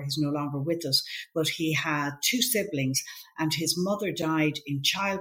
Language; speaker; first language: English; native; English